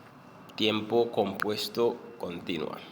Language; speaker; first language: Spanish; non-native, fluent; Haitian Creole